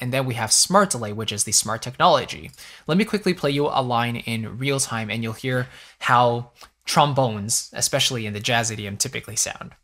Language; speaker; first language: English; native; English